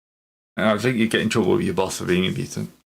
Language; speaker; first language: English; native; English